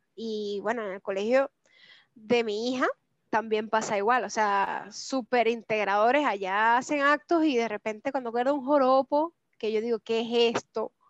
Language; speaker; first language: Spanish; native; Spanish